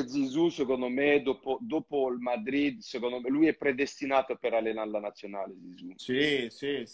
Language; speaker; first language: Italian; non-native, fluent; French